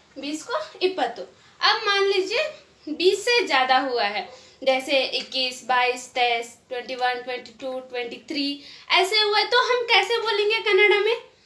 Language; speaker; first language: Hindi; native; Hindi